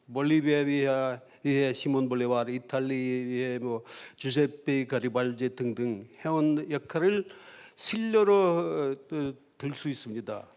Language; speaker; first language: Korean; non-native, fluent; Russian